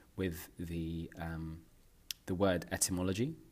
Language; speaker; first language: English; native; English